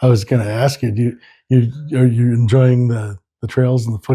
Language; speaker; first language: English; native; English